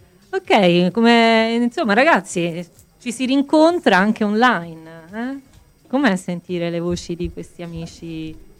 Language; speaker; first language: Italian; native; Italian